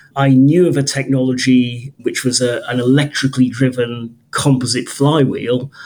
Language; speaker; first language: English; native; English